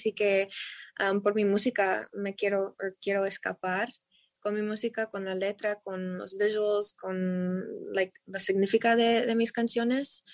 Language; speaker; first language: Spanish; non-native, learner; English